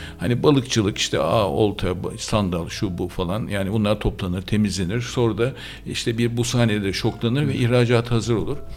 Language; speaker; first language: Turkish; native; Turkish